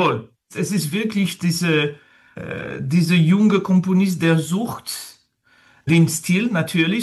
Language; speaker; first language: German; non-native, learner; French